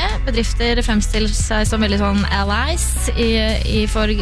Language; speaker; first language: Norwegian; native; Norwegian